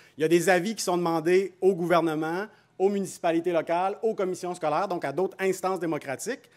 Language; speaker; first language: French; native; French